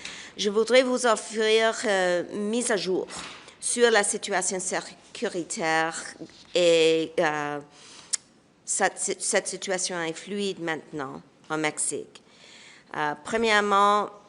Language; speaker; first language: French; non-native, local second language; English